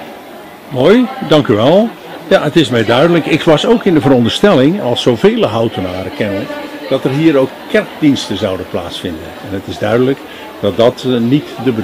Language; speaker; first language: Dutch; native; Dutch